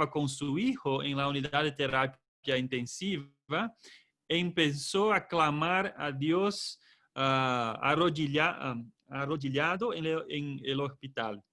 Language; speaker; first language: Spanish; non-native, fluent; Portuguese